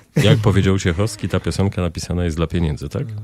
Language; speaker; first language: Polish; native; Polish